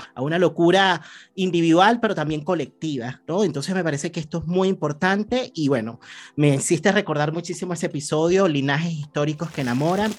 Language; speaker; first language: Spanish; native; Spanish